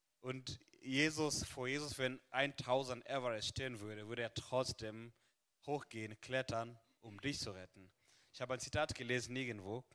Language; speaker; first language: German; non-native, fluent; Swahili